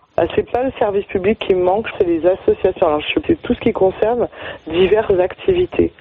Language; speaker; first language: French; native; French